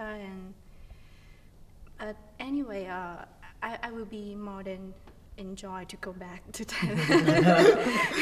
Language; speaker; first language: English; non-native, fluent; Thai